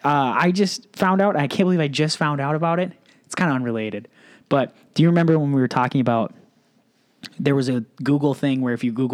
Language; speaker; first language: English; native; English